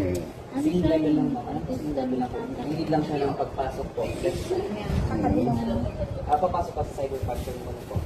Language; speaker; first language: Filipino; native; Filipino